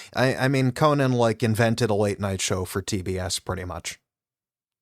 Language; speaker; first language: English; native; English